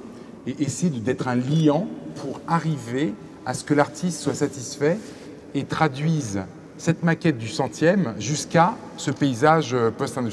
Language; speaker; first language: French; native; French